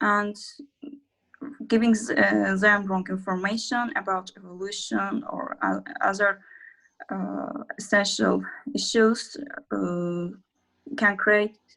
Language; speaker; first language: English; non-native, learner; Azerbaijani